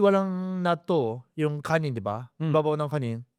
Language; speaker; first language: Filipino; non-native, learner; Japanese